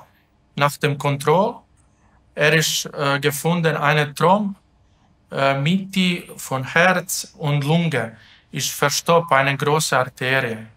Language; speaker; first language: German; non-native, learner; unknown